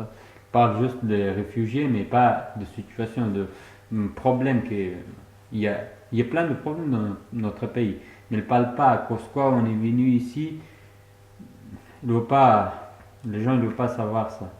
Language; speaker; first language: French; non-native, fluent; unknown